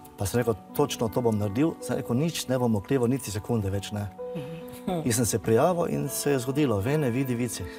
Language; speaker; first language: Slovenian; early bilingual, other home language; Serbian